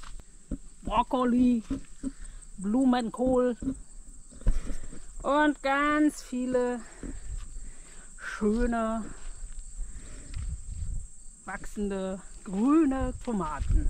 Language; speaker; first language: German; native; German